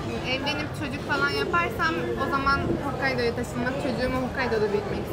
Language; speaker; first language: Turkish; native; Turkish